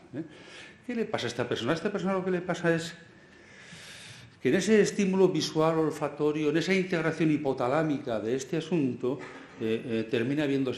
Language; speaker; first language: Spanish; native; Spanish